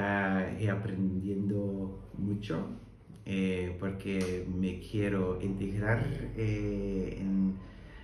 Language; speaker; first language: Spanish; non-native, learner; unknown